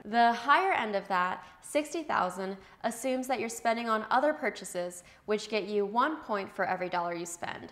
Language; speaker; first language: English; native; English